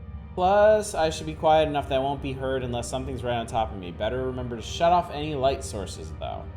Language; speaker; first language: English; native; English